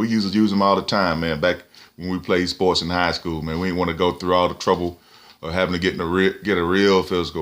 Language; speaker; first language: English; native; English